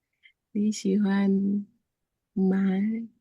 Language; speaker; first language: Chinese; non-native, learner; Indonesian